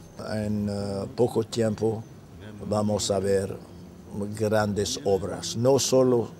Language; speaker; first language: Spanish; non-native, fluent; French